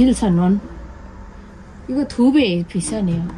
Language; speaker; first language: Korean; non-native, learner; Nepali